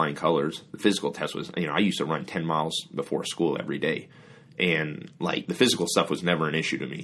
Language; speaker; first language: English; native; English